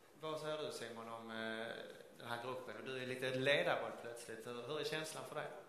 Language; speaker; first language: Swedish; native; Swedish